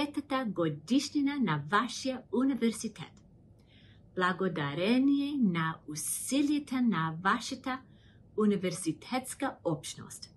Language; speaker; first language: Bulgarian; non-native, fluent; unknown